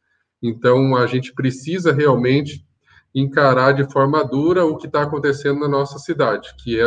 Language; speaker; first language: Portuguese; native; Portuguese